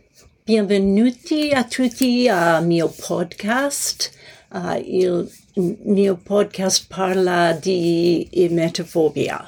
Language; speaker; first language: Italian; non-native, learner; English